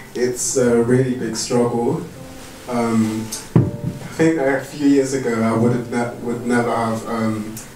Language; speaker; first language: English; non-native, fluent; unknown